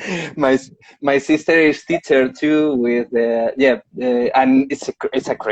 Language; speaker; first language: English; non-native, learner; Spanish